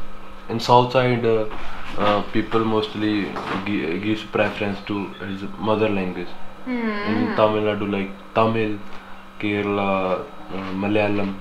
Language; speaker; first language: English; non-native, local second language; Punjabi